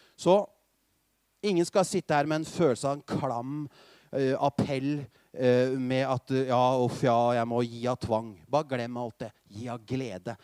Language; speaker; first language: Norwegian; native; Norwegian